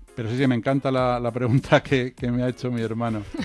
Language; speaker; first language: Spanish; native; Spanish